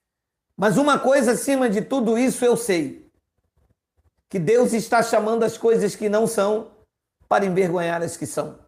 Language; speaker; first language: Portuguese; native; Portuguese